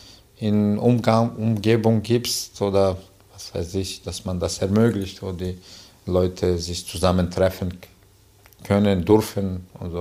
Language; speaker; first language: German; non-native, fluent; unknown